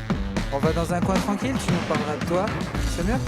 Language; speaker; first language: French; native; French